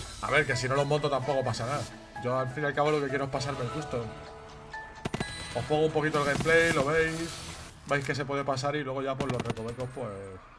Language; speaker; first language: Spanish; native; Spanish